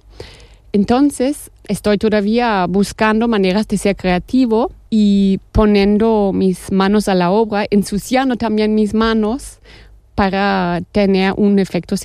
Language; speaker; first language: Spanish; non-native, fluent; German